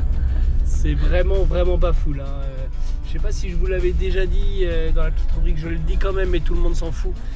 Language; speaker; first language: French; native; French